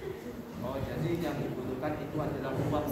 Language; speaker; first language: Indonesian; native; Indonesian